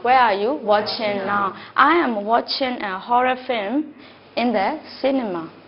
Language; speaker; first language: English; non-native, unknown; Burmese